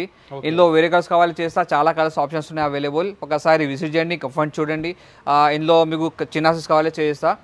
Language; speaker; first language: Telugu; non-native, local second language; Urdu